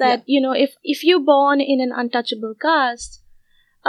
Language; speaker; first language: English; non-native, local second language; Hindi